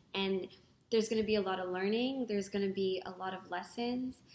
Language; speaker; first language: English; non-native, local second language; Filipino